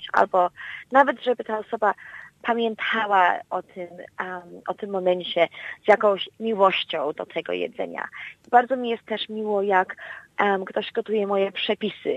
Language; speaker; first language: Polish; early bilingual, heritage; Polish